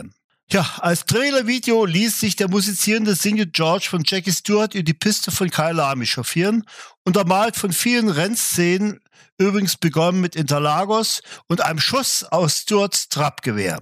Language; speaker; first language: German; native; German